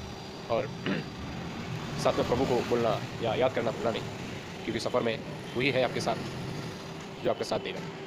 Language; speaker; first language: Hindi; non-native, local second language; Bangla